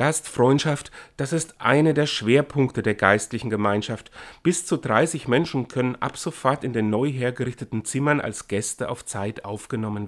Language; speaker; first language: German; native; German